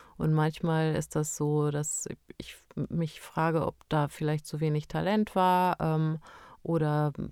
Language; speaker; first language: German; early bilingual, other home language; Romanian